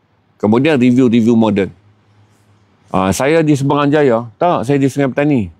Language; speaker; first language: Malay; native; Malay